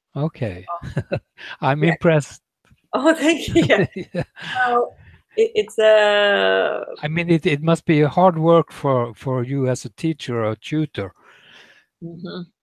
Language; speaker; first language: English; non-native, learner; Spanish